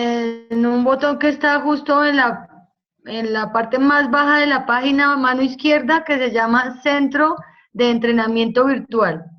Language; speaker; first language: Spanish; native; Spanish